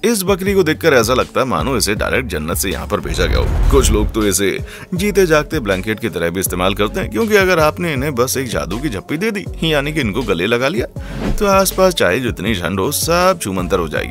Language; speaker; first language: Hindi; native; Hindi